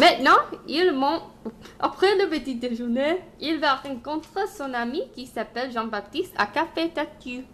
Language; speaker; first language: French; non-native, learner; English